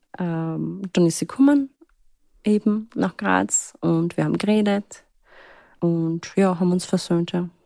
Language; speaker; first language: German; early bilingual, other home language; Turkish